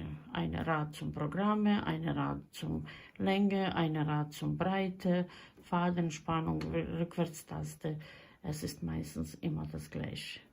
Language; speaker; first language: German; non-native, fluent; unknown